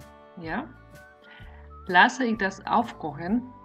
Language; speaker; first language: German; non-native, fluent; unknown